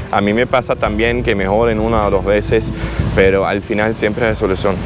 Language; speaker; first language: Spanish; non-native, fluent; German